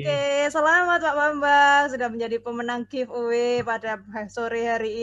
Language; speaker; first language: Indonesian; native; Indonesian